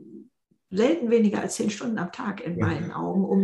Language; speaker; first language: German; native; German